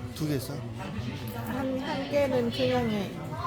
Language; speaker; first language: Korean; non-native, learner; Lao